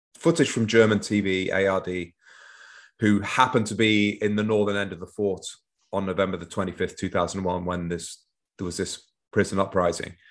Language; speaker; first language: English; native; English